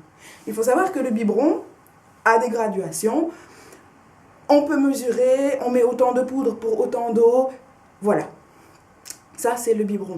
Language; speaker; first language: French; native; French